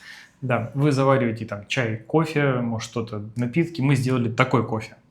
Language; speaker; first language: Russian; native; Russian